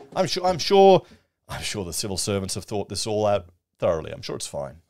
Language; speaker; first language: English; native; English